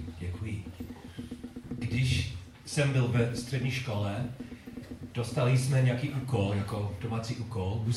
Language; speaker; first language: Czech; non-native, learner; English